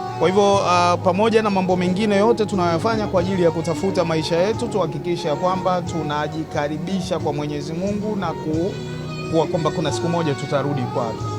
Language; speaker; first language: Swahili; native; Swahili